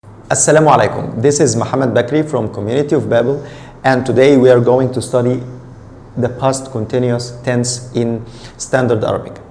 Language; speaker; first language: English; non-native, fluent; Arabic